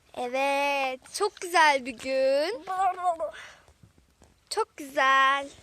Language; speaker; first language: Turkish; native; Turkish